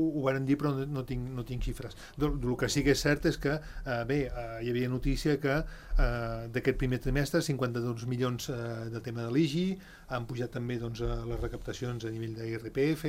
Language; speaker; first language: Catalan; native; Catalan